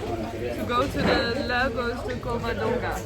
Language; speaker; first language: English; non-native, fluent; Dutch